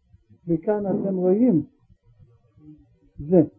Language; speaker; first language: Hebrew; non-native, learner; Russian